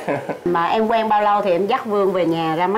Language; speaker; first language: Vietnamese; native; Vietnamese